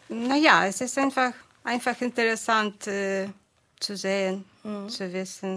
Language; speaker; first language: German; non-native, fluent; Ukrainian